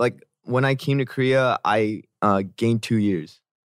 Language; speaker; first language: English; early bilingual, other home language; Korean